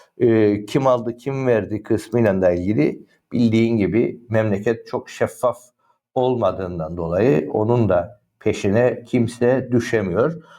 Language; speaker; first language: Turkish; native; Turkish